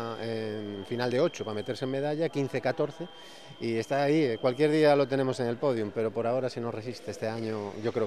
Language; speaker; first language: Spanish; native; Spanish